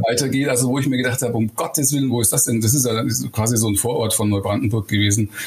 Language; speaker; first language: German; native; German